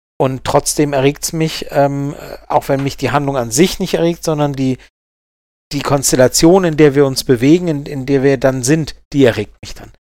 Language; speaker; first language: German; native; German